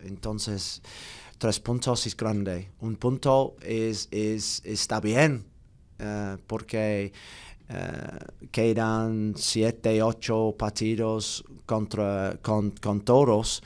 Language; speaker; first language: Spanish; non-native, learner; English